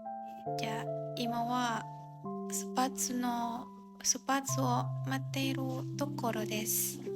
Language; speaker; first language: Japanese; non-native, learner; Indonesian